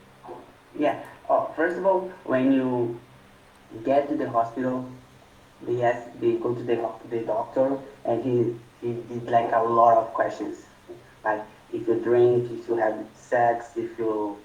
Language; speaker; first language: English; non-native, fluent; Portuguese